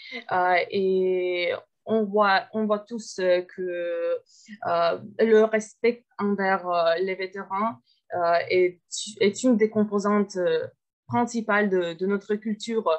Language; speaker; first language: French; non-native, fluent; Russian